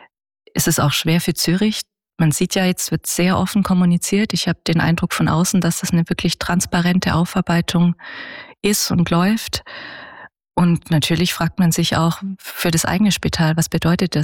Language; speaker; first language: German; native; German